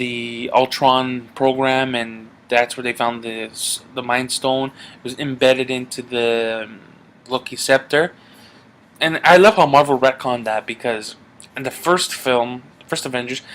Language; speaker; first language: English; native; English